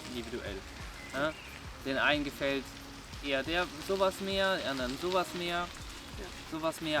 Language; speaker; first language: German; native; German